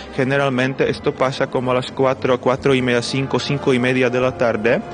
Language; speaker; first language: Spanish; non-native, fluent; Czech